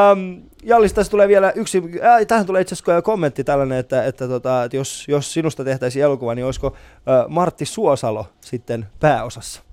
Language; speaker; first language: Finnish; early bilingual, other home language; Persian